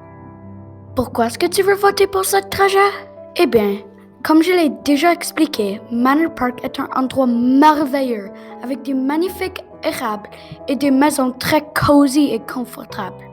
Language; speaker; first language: French; non-native, local second language; English